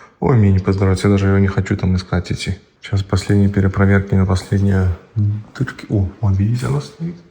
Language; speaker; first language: Russian; native; Russian